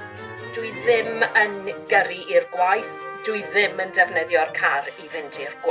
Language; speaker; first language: Welsh; non-native, learner; English